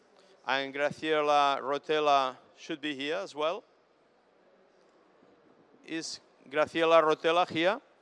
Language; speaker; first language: English; non-native, fluent; Catalan